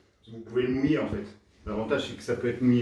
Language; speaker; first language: French; native; French